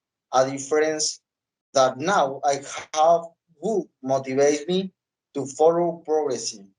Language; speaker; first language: English; non-native, learner; Spanish